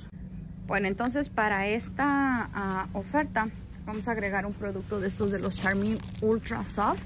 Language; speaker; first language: Spanish; native; Spanish